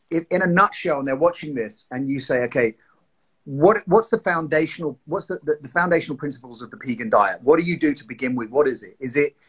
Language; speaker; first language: English; native; English